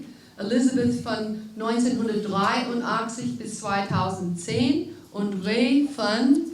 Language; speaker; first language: German; non-native, fluent; English